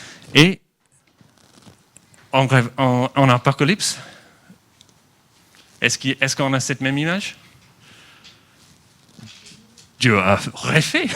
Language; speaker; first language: French; non-native, fluent; English